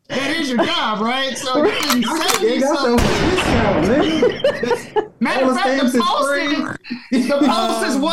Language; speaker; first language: English; native; English